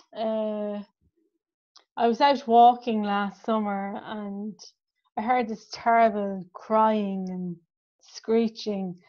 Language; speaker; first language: English; native; English